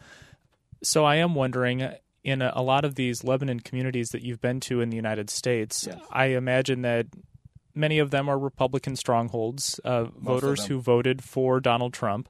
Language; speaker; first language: English; native; English